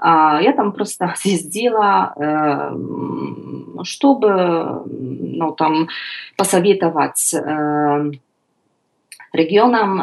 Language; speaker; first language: Russian; non-native, learner; Polish